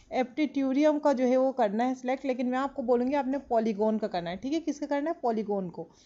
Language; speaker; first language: Urdu; non-native, local second language; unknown